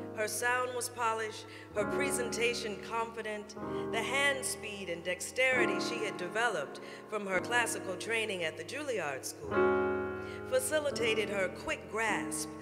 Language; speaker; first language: English; native; English